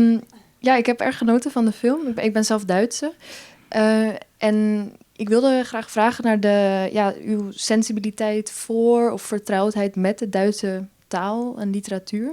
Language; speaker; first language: Dutch; non-native, fluent; German